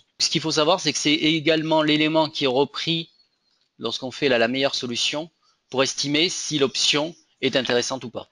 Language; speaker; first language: French; native; French